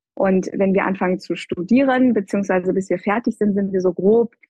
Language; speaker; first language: German; non-native, fluent; Persian